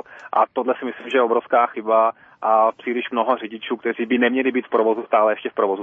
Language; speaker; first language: Czech; native; Czech